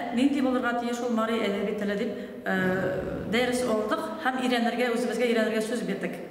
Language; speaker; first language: Tatar; non-native, local second language; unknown